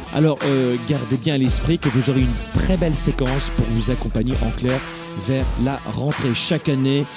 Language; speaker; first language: French; native; French